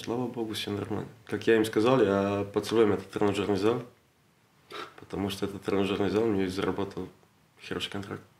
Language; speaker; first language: Russian; non-native, learner; Serbian